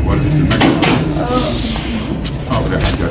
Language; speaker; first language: Arabic; native; Arabic